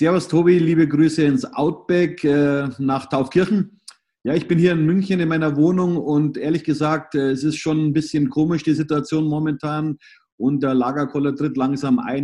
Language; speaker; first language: German; native; German